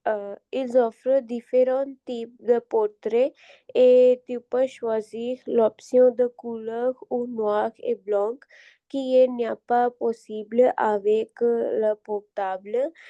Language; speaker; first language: French; non-native, learner; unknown